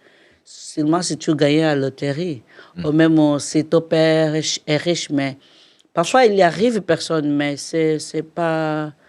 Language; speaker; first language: French; non-native, learner; Portuguese